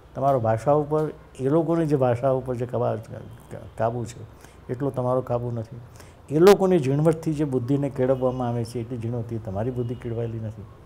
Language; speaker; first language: Gujarati; native; Gujarati